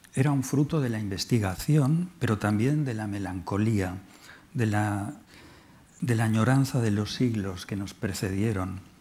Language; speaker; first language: Spanish; native; Spanish